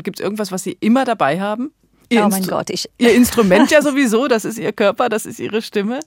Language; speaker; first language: German; native; German